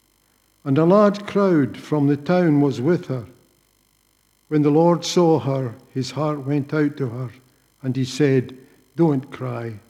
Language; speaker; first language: English; native; English